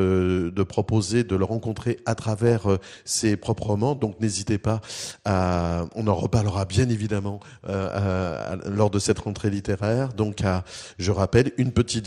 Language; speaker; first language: French; native; French